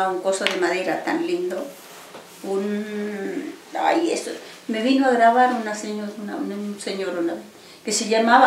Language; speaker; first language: Spanish; native; Spanish